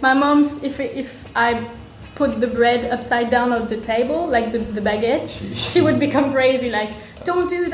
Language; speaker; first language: English; non-native, fluent; French